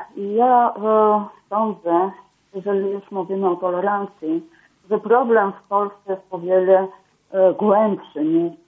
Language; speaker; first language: Polish; non-native, fluent; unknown